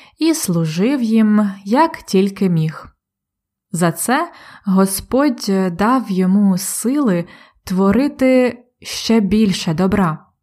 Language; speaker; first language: Ukrainian; native; Ukrainian